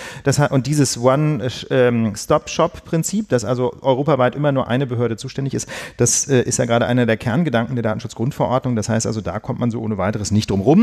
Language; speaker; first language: German; native; German